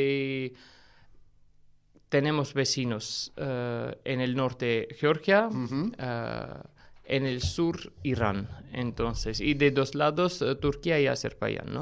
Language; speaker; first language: Spanish; non-native, fluent; Armenian